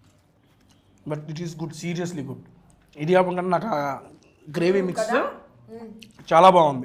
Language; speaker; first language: Telugu; native; Telugu